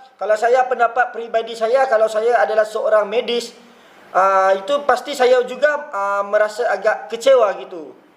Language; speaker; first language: Malay; native; Malay